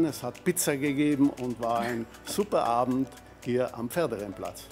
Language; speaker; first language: German; native; German